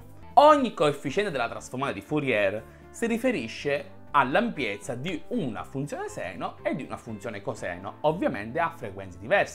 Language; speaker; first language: Italian; native; Italian